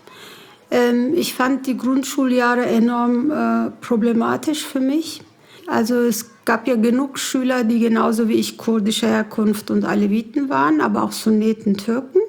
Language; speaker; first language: German; early bilingual, other home language; Kurdish